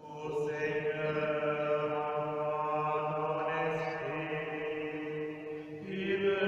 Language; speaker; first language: French; native; French